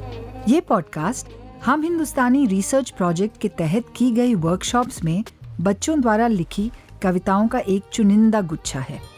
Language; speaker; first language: Hindi; native; Hindi